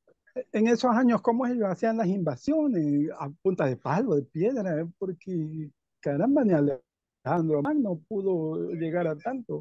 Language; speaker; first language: Spanish; native; Spanish